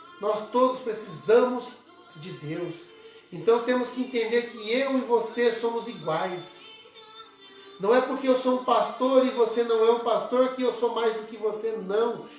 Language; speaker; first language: Portuguese; native; Portuguese